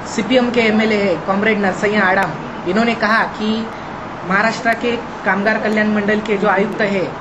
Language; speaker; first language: Hindi; non-native, local second language; Marathi